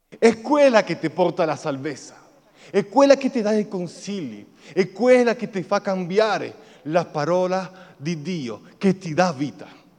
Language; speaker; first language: Italian; non-native, fluent; Spanish